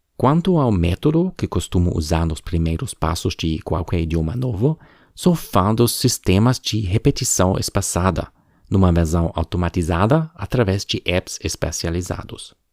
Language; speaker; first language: Portuguese; non-native, fluent; German